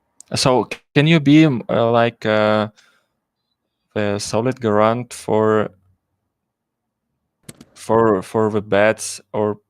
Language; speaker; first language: English; non-native, learner; Russian